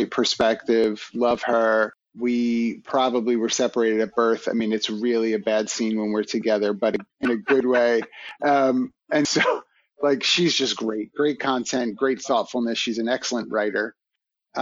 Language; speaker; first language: English; native; English